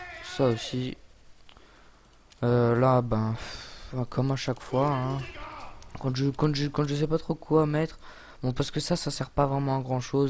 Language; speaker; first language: French; native; French